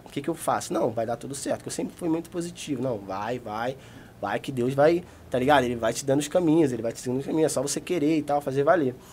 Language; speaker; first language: Portuguese; native; Portuguese